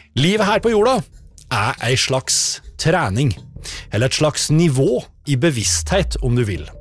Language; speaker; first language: Norwegian; native; Norwegian